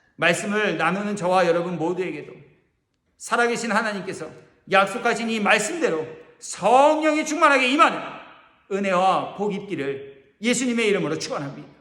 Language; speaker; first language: Korean; native; Korean